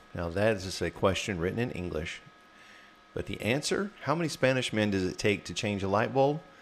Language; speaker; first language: English; native; English